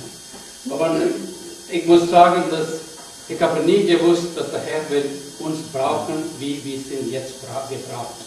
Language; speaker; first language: German; non-native, learner; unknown